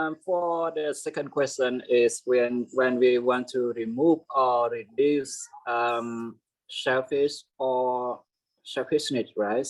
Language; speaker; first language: English; non-native, learner; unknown